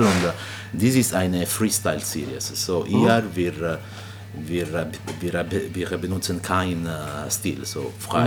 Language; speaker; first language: German; non-native, learner; Italian